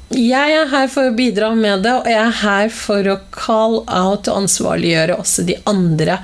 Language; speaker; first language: Norwegian; early bilingual, other home language; Somali